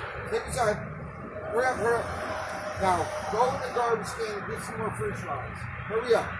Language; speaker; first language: English; native; English